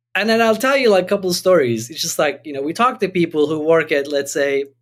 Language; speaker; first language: English; non-native, fluent; Turkish